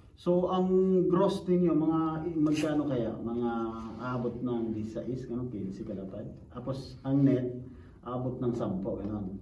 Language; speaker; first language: Filipino; native; Filipino